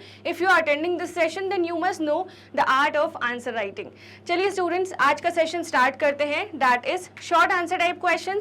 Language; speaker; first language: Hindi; native; Hindi